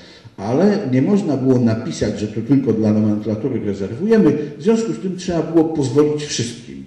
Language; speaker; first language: Polish; native; Polish